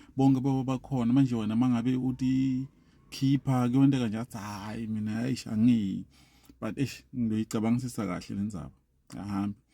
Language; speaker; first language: Zulu; non-native, local second language; Swati